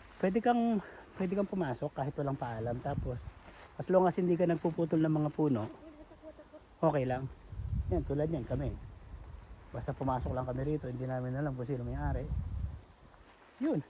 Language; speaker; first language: Filipino; non-native, local second language; Pampanga